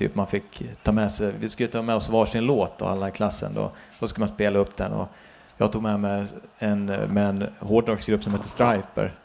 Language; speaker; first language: Swedish; native; Swedish